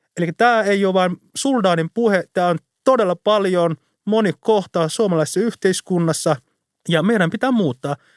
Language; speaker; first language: Finnish; early bilingual, other home language; Somali